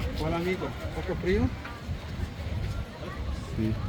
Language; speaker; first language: Spanish; non-native, learner; Turkish